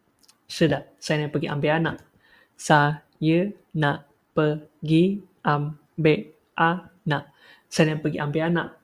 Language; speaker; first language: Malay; non-native, local second language; Chinese